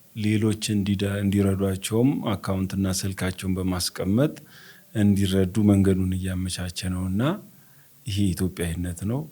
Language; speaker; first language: Amharic; native; Amharic